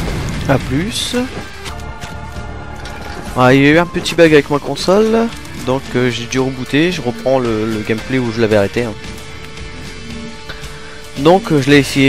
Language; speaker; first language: French; native; French